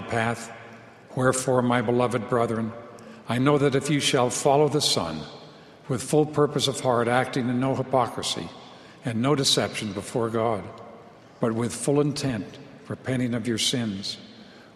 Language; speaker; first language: English; native; English